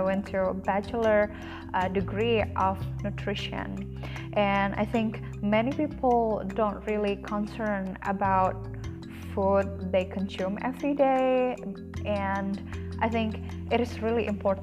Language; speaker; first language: English; non-native, fluent; Indonesian